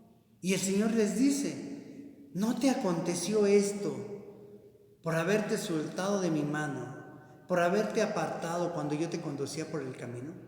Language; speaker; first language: Spanish; native; Spanish